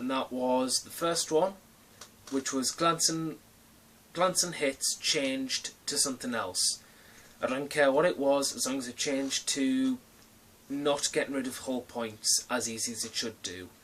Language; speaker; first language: English; native; English